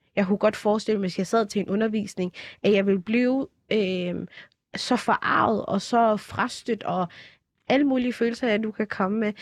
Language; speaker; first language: Danish; early bilingual, other home language; Somali